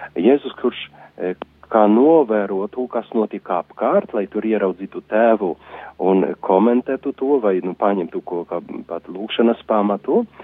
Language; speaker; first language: Latvian; non-native, fluent; Polish